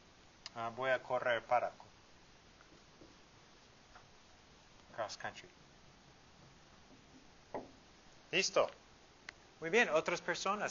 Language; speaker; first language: Spanish; non-native, fluent; English